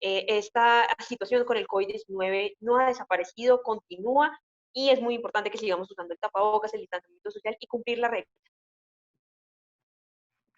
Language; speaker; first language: Spanish; native; Spanish